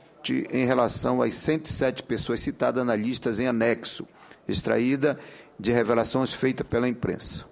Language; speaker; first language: Portuguese; native; Portuguese